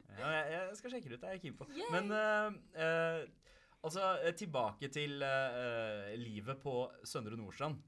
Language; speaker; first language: Norwegian; early bilingual, other home language; Punjabi